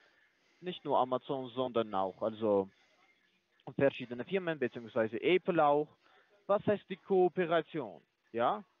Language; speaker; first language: German; non-native, fluent; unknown